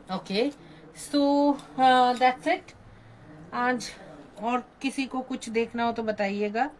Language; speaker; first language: Hindi; non-native, local second language; Bangla